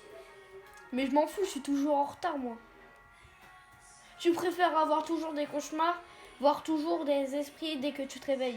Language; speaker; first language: French; native; French